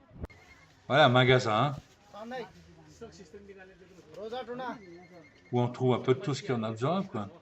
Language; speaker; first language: French; native; French